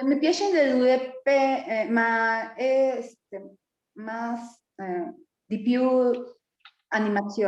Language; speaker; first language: Italian; non-native, learner; Spanish